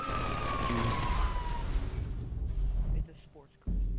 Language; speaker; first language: English; native; English